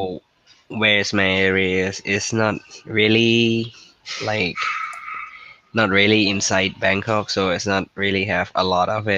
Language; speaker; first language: English; non-native, learner; Thai